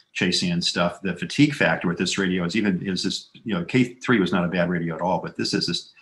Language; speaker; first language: English; native; English